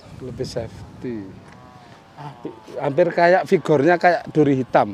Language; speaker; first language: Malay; non-native, local second language; Javanese